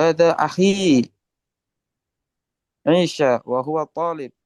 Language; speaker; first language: Arabic; non-native, learner; Indonesian